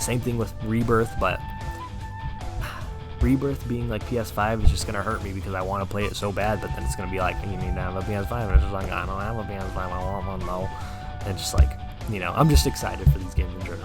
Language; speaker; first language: English; native; English